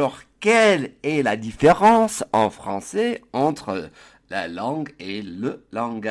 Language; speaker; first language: French; non-native, fluent; English